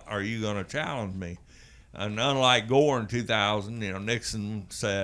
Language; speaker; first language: English; native; English